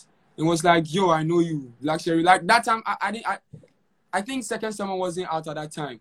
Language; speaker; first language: English; non-native, local second language; Akan